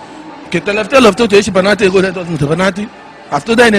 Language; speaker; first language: Greek; non-native, learner; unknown